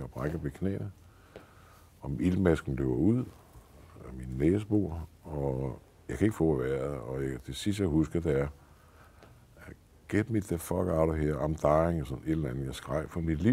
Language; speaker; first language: Danish; native; Danish